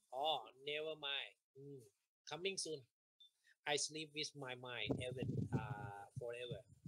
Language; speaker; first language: English; non-native, learner; Thai